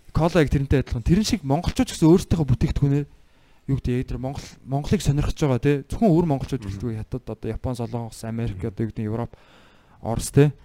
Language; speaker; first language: Mongolian; native; Mongolian